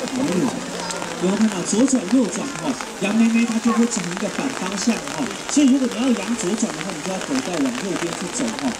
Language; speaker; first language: Chinese; native; Chinese